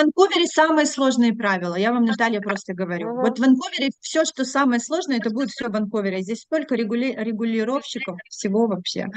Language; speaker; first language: Russian; native; Russian